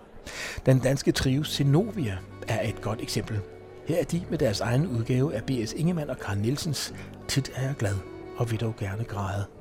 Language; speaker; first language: Danish; native; Danish